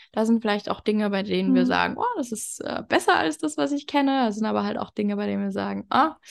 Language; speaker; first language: German; native; German